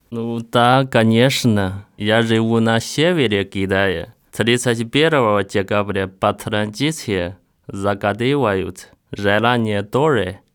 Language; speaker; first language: Russian; non-native, fluent; Chinese